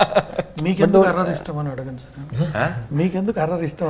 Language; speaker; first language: Telugu; non-native, learner; Tamil